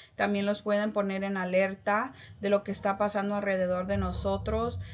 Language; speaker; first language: Spanish; early bilingual, heritage; Spanish